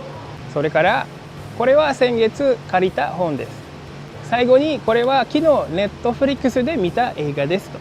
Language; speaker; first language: Japanese; non-native, fluent; Indonesian